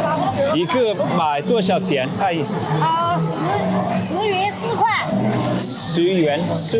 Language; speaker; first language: Chinese; non-native, learner; English